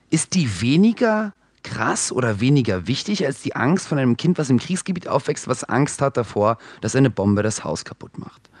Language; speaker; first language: German; early bilingual, other home language; Russian